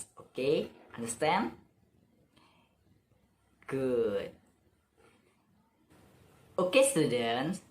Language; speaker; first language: English; non-native, learner; Indonesian